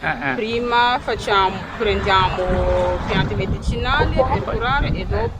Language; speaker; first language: Italian; non-native, learner; Malagasy